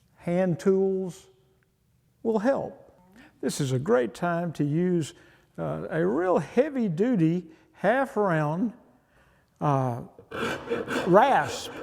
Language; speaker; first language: English; native; English